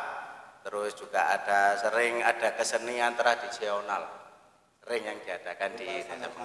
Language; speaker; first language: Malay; non-native, local second language; Javanese